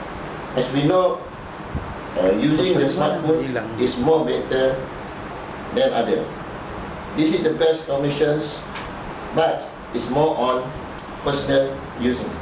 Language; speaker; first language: English; non-native, learner; Malay